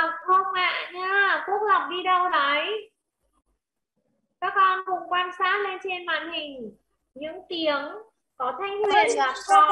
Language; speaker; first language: Vietnamese; native; Vietnamese